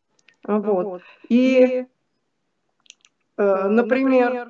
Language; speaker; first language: Russian; native; Russian